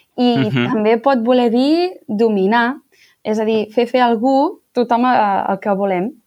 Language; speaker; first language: Catalan; native; Catalan